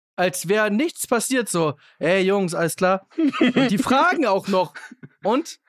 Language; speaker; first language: German; native; German